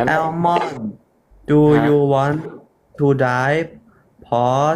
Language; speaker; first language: English; non-native, learner; Thai